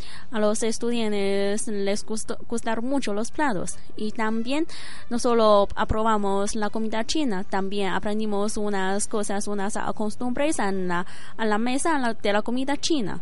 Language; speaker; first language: Spanish; non-native, learner; Chinese